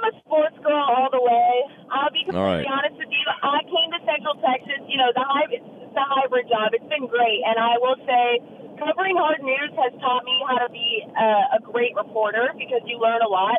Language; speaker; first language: English; native; English